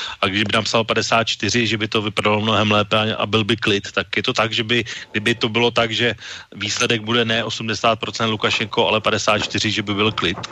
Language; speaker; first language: Czech; non-native, learner; Russian